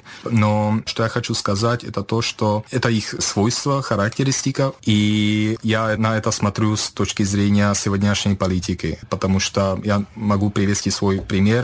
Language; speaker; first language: Russian; non-native, fluent; Czech